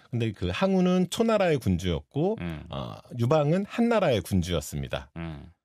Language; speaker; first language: Korean; native; Korean